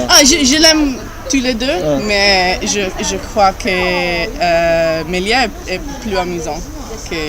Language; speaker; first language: French; non-native, learner; Italian